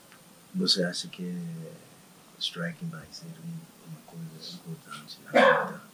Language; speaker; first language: Portuguese; non-native, learner; Japanese